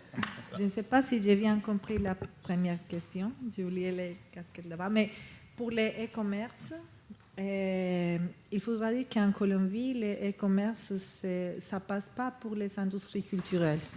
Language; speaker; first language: French; non-native, fluent; Spanish